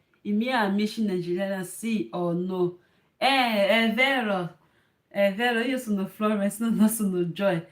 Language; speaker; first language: Italian; non-native, learner; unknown